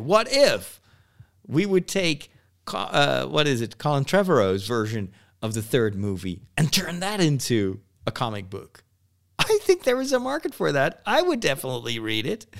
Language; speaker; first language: English; non-native, fluent; Dutch